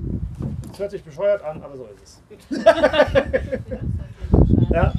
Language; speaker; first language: German; native; German